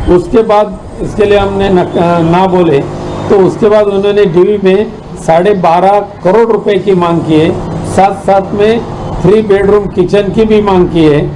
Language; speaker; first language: Hindi; non-native, local second language; Marathi